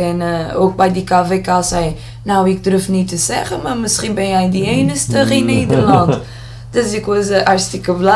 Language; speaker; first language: Dutch; non-native, learner; Portuguese